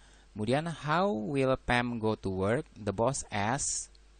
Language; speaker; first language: English; non-native, fluent; Indonesian